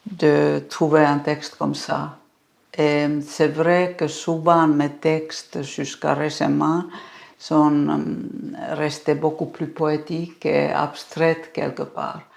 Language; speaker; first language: French; non-native, fluent; Finnish